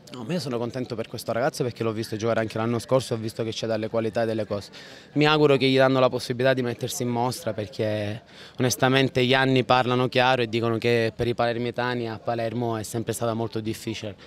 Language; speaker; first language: Italian; native; Italian